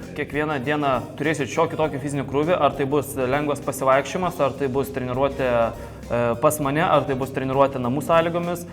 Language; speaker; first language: Lithuanian; native; Lithuanian